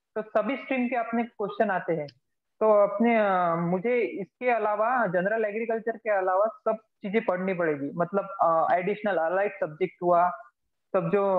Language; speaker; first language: Hindi; non-native, local second language; Marathi